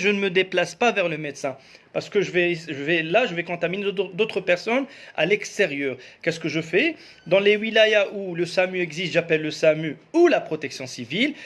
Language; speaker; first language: French; non-native, local second language; Arabic